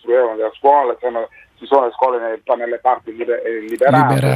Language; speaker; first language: Italian; non-native, fluent; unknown